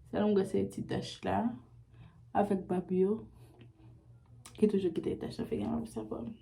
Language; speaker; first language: French; non-native, learner; Haitian Creole